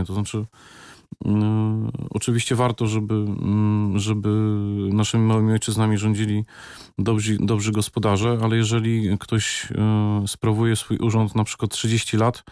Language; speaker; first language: Polish; native; Polish